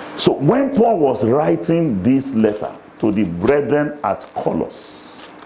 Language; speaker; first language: English; non-native, local second language; Yoruba